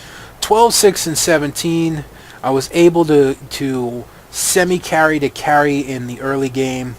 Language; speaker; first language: English; native; English